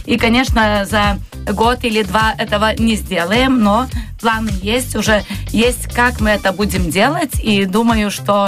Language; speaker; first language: Russian; non-native, local second language; Polish